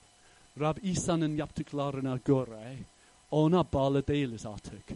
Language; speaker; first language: Turkish; non-native, fluent; English